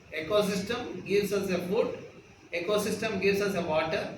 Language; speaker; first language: English; non-native, local second language; Kannada